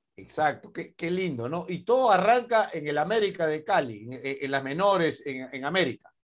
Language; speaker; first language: Spanish; native; Spanish